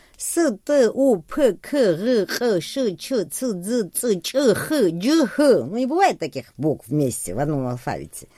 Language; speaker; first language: Russian; non-native, local second language; Georgian